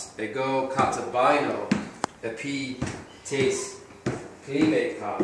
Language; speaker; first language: Greek; non-native, learner; English